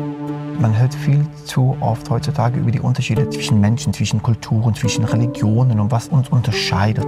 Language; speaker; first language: German; non-native, fluent; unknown